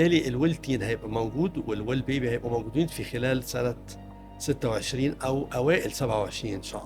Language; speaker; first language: Arabic; native; Arabic